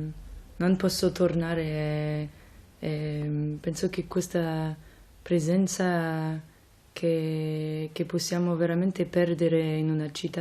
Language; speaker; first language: Italian; non-native, fluent; French